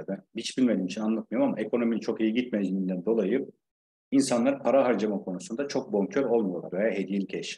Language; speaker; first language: Turkish; native; Turkish